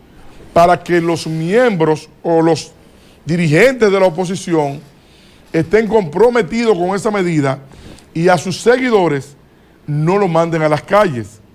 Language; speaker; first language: Spanish; native; Spanish